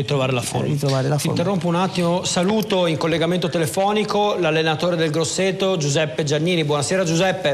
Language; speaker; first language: Italian; native; Italian